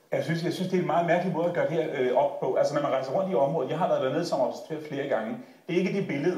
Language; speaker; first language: Danish; early bilingual, other home language; Kurdish